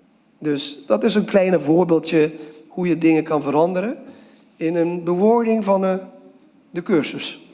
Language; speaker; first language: Dutch; non-native, local second language; Papiamento